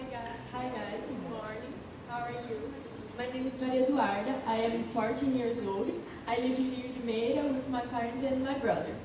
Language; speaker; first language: English; non-native, learner; Portuguese